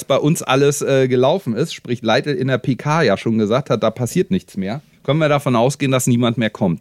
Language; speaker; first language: German; native; German